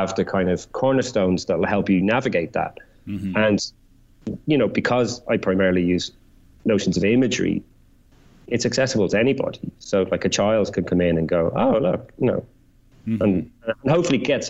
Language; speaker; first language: English; native; English